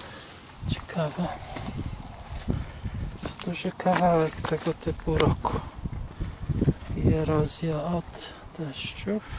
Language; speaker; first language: Polish; early bilingual, heritage; Polish